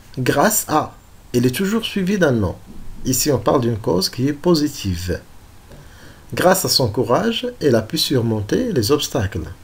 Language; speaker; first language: French; non-native, local second language; Arabic